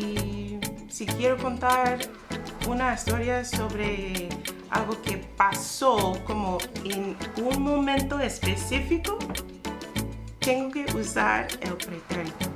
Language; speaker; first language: Spanish; non-native, fluent; English